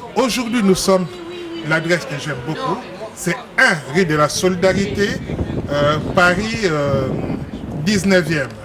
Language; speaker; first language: French; non-native, local second language; Lingala